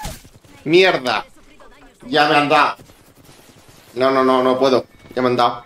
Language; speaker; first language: Spanish; native; Spanish